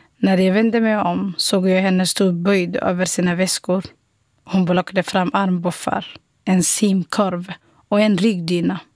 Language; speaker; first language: Swedish; non-native, fluent; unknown